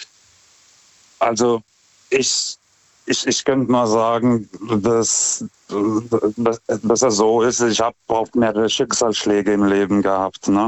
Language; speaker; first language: German; non-native, fluent; Lithuanian